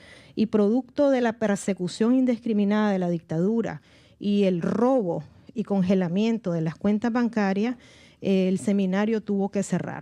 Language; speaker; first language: Spanish; native; Spanish